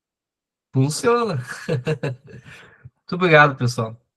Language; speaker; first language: Portuguese; native; Portuguese